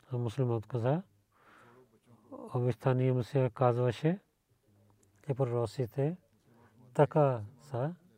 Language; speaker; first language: Bulgarian; non-native, learner; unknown